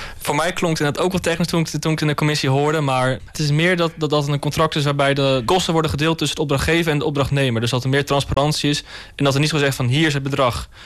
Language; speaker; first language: Dutch; native; Dutch